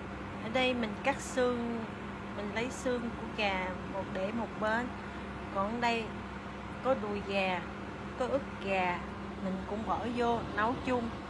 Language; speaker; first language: Vietnamese; early bilingual, heritage; Vietnamese